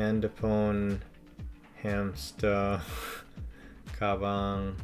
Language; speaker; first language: Korean; non-native, learner; English